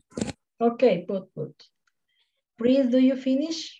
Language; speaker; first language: English; non-native, learner; Spanish